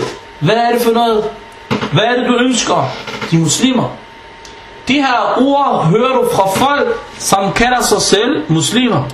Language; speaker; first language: Danish; early bilingual, other home language; Arabic